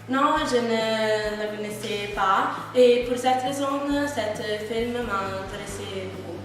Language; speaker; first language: French; non-native, learner; Italian